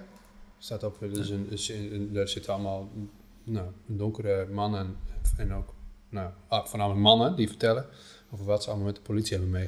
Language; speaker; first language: Dutch; native; Dutch